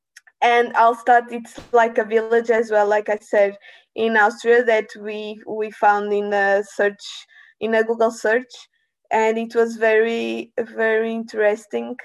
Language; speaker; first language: English; non-native, learner; Portuguese